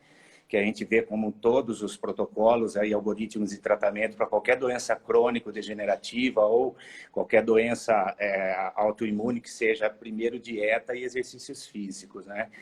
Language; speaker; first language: Portuguese; native; Portuguese